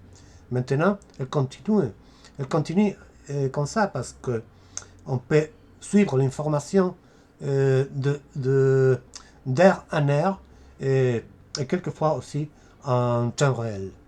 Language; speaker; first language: French; non-native, fluent; Spanish